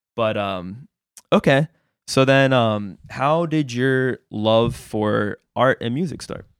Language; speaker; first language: English; early bilingual, other home language; Spanish